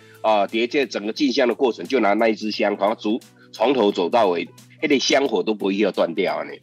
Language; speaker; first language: Chinese; native; Chinese